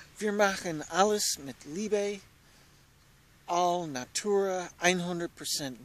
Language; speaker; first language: German; non-native, learner; English